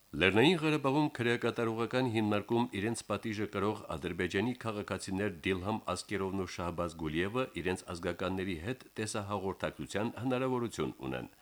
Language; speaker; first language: Armenian; native; Armenian